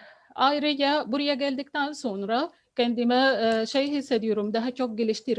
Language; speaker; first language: Turkish; non-native, fluent; Arabic